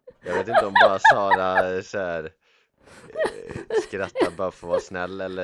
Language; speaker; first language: Swedish; native; Swedish